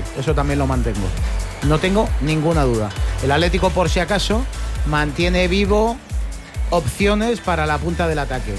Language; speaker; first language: Spanish; native; Spanish